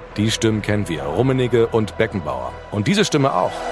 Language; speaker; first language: German; native; German